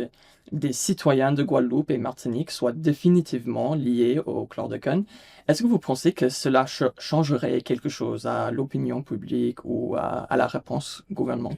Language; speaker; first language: French; non-native, fluent; English